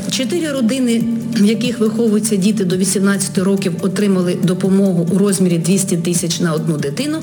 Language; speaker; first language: Ukrainian; native; Ukrainian